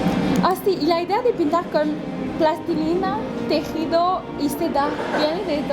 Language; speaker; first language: Spanish; non-native, learner; French